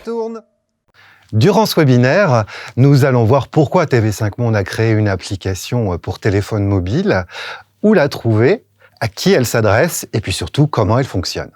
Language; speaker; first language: French; native; French